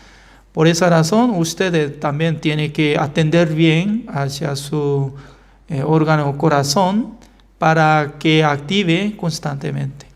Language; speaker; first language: Spanish; non-native, fluent; Korean